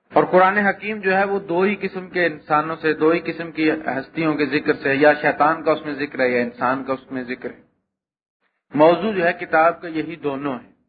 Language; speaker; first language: Urdu; non-native, local second language; Punjabi